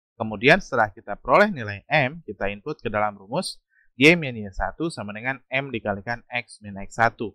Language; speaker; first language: Indonesian; native; Indonesian